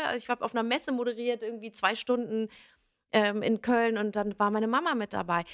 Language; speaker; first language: German; early bilingual, other home language; Persian